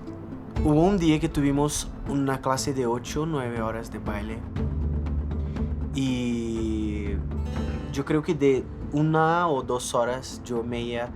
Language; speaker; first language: Spanish; non-native, fluent; Portuguese